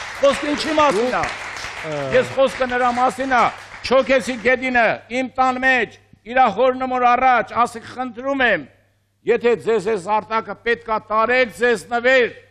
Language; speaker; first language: Armenian; native; Armenian